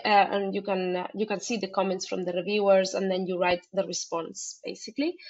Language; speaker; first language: English; non-native, fluent; Spanish